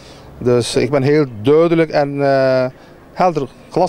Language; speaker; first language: Dutch; non-native, learner; Turkish